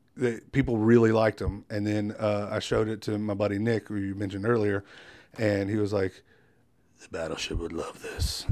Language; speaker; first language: English; native; English